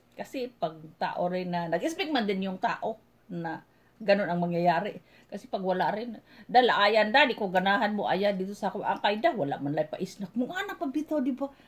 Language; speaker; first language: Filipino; non-native, local second language; Cebuano